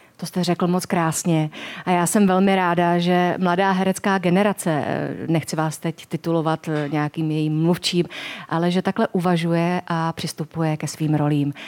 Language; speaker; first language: Czech; native; Czech